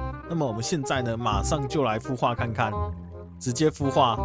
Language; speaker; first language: Chinese; native; Chinese